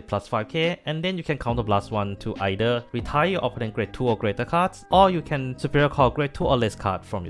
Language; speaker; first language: English; non-native, fluent; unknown